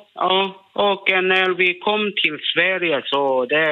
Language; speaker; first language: Swedish; non-native, learner; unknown